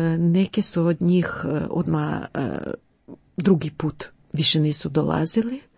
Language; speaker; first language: Croatian; non-native, fluent; Ukrainian